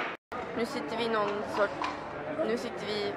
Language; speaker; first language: Swedish; early bilingual, other home language; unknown